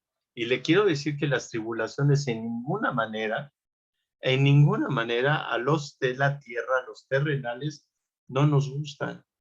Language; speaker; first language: Spanish; native; Spanish